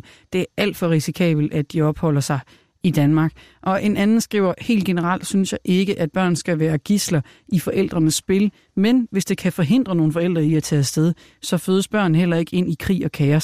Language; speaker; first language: Danish; native; Danish